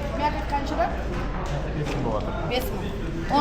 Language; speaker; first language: Turkish; non-native, learner; Kazakh